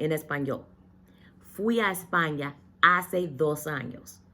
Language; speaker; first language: Spanish; non-native, fluent; English